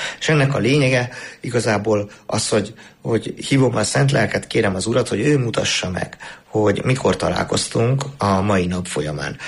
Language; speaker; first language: Hungarian; native; Hungarian